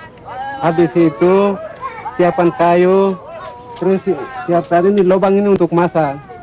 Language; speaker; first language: Indonesian; non-native, local second language; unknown